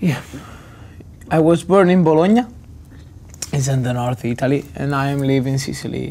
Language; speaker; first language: English; non-native, learner; Italian